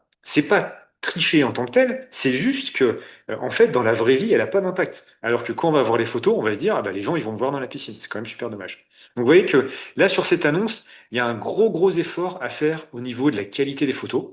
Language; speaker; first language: French; native; French